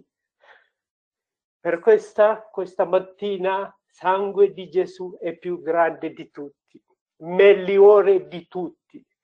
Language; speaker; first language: Italian; non-native, learner; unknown